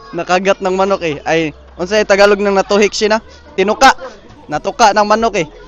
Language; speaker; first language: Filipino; non-native, local second language; Cebuano